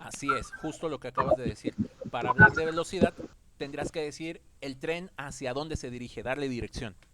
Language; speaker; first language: Spanish; native; Spanish